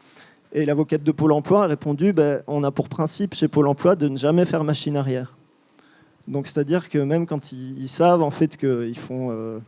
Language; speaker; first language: French; native; French